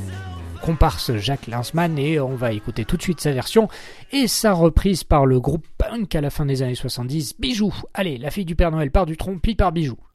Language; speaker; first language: French; native; French